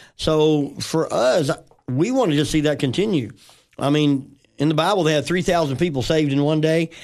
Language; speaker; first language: English; native; English